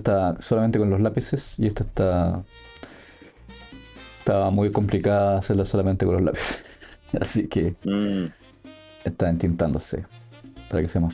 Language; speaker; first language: Spanish; native; Spanish